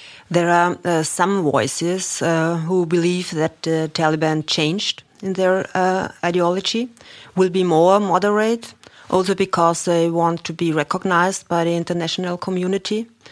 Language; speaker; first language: English; non-native, fluent; German